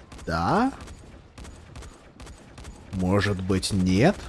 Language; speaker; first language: Russian; non-native, learner; English